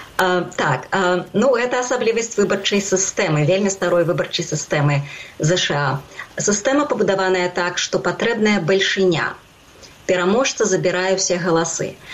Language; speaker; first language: Belarusian; native; Belarusian